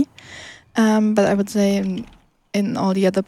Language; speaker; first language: English; non-native, fluent; German